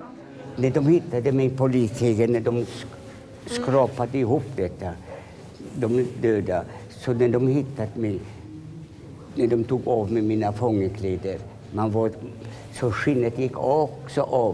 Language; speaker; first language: Swedish; non-native, fluent; Polish